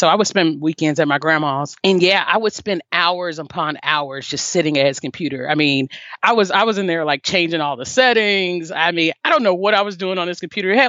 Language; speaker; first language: English; native; English